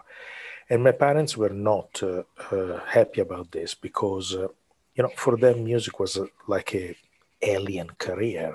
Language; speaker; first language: English; non-native, fluent; Italian